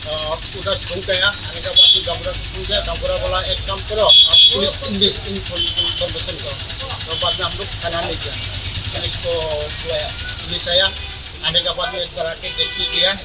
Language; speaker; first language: Hindi; non-native, local second language; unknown